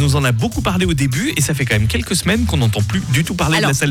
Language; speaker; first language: French; native; French